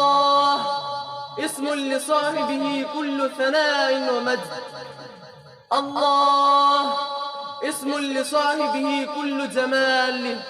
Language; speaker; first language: Arabic; non-native, fluent; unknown